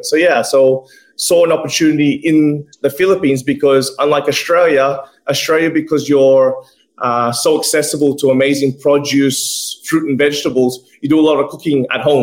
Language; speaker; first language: English; native; English